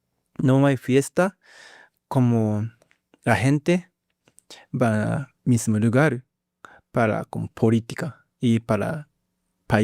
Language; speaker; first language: Spanish; non-native, learner; Japanese